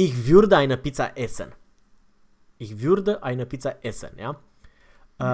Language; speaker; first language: German; non-native, fluent; Romanian